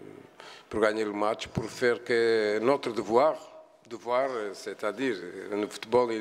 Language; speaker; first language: French; non-native, fluent; Portuguese